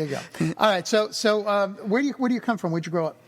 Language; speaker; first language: English; native; English